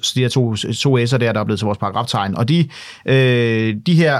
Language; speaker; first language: Danish; native; Danish